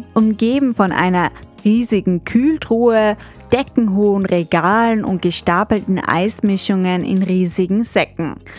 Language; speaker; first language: German; native; German